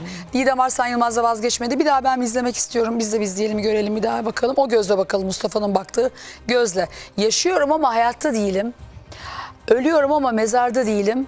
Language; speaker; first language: Turkish; native; Turkish